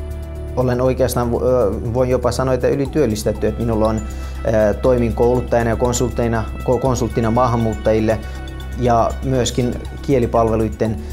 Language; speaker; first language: Finnish; non-native, fluent; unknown